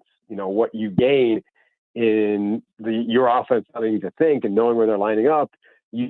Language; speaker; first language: English; native; English